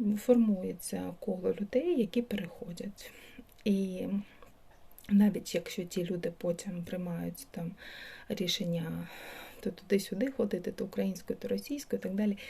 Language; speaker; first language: Ukrainian; non-native, local second language; Russian